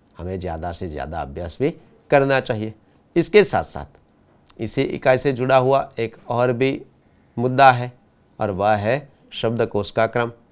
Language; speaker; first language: Hindi; non-native, local second language; Gujarati